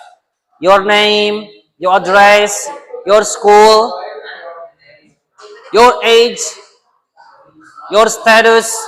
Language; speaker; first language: English; non-native, learner; Indonesian